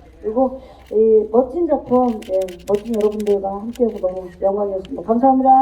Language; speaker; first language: Korean; native; Korean